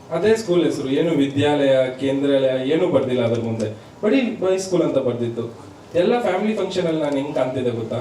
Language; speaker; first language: Kannada; non-native, local second language; Marwari